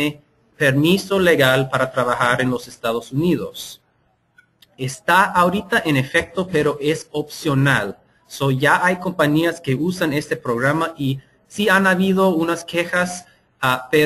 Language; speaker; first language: Spanish; non-native, fluent; English